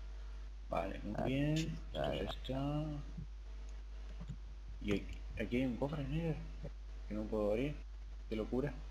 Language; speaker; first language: Spanish; native; Spanish